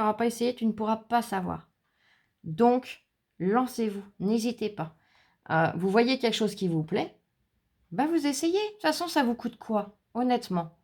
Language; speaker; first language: French; native; French